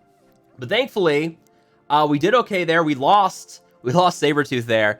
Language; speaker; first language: English; native; English